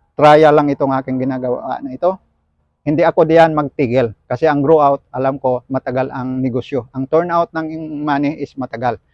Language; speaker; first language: Filipino; non-native, local second language; Hiligaynon